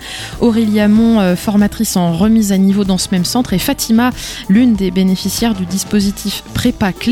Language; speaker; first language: French; native; French